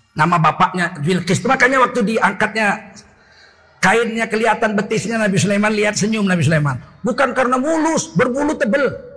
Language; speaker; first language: Indonesian; native; Indonesian